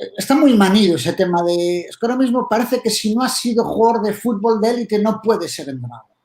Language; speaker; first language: Spanish; native; Spanish